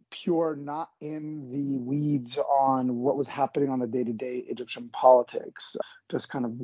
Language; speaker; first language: English; native; English